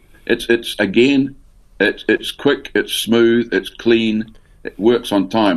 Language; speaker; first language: English; native; English